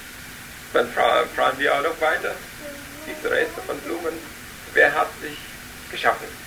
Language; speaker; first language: German; non-native, learner; Vietnamese